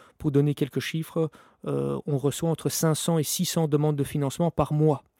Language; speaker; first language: French; native; French